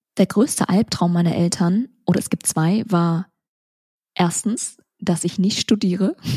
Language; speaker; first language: German; early bilingual, other home language; Vietnamese